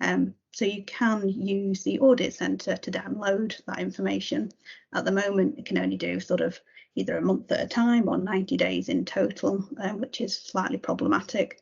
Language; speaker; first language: English; native; English